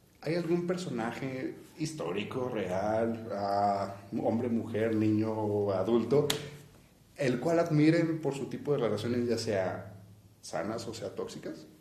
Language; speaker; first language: Spanish; native; Spanish